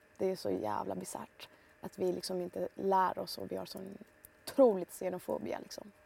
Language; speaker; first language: Swedish; early bilingual, other home language; Persian